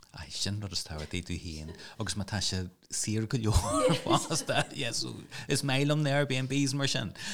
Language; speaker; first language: Irish; non-native, local second language; English